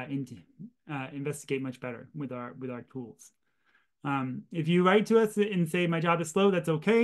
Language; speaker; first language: English; native; English